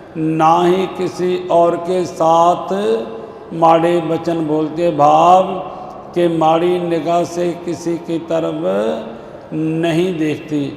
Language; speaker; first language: Hindi; non-native, local second language; Punjabi